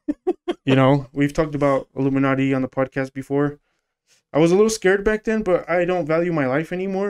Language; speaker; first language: English; native; English